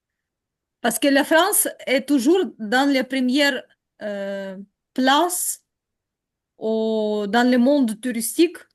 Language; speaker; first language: French; non-native, learner; Ukrainian